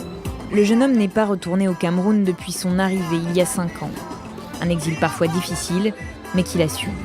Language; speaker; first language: French; native; French